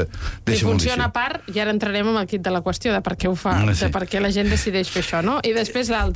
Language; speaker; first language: Catalan; native; Catalan